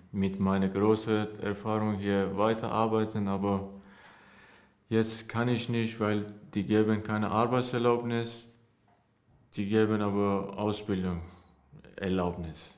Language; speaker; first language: German; non-native, learner; Persian